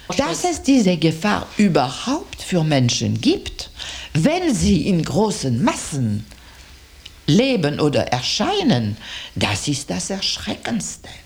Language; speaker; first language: German; non-native, local second language; French